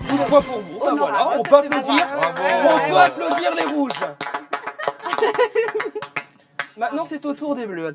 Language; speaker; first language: French; native; French